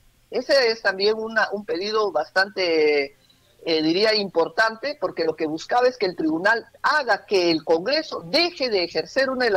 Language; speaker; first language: Spanish; native; Spanish